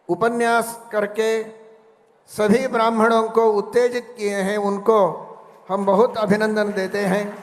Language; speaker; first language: Hindi; non-native, local second language; Kannada